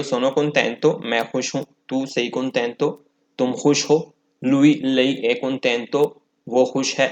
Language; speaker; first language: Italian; non-native, fluent; Urdu